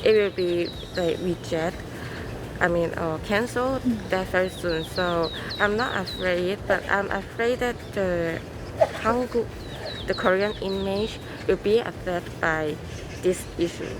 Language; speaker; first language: English; non-native, local second language; Cantonese